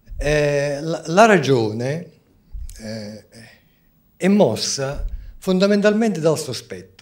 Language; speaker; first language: Italian; native; Italian